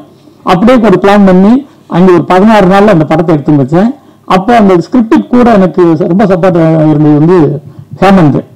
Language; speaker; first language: Tamil; native; Tamil